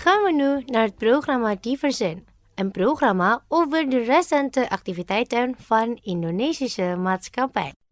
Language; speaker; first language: Dutch; non-native, fluent; Indonesian